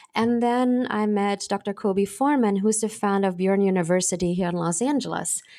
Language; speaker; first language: English; non-native, fluent; German